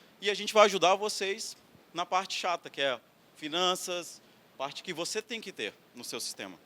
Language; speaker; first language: Portuguese; native; Portuguese